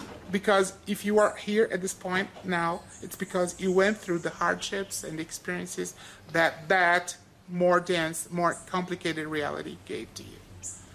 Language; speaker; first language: English; non-native, fluent; Portuguese